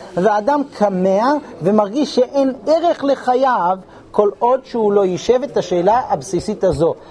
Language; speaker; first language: Hebrew; non-native, fluent; English